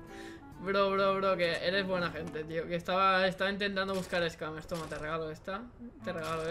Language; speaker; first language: Spanish; native; Spanish